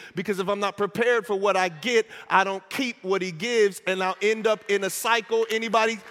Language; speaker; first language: English; native; English